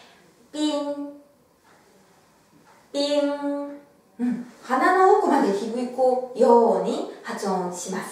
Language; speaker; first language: Japanese; non-native, fluent; Chinese